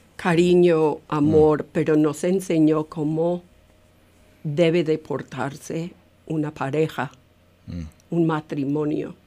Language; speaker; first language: Spanish; non-native, fluent; English